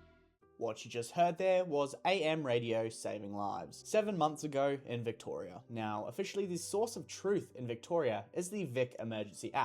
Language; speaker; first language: English; native; English